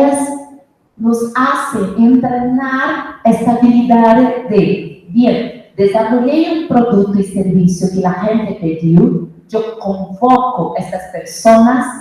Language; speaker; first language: Spanish; non-native, fluent; Portuguese